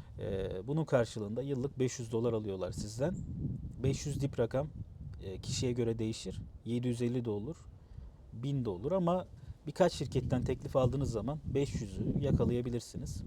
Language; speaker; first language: Turkish; native; Turkish